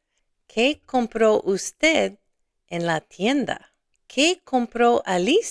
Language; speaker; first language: Spanish; non-native, fluent; English